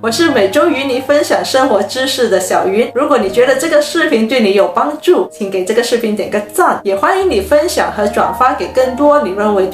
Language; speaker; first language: Chinese; native; Chinese